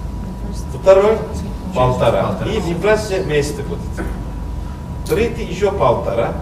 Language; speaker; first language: Russian; non-native, learner; Turkish